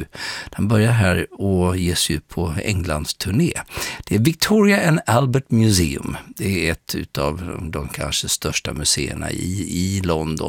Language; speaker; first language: Swedish; native; Swedish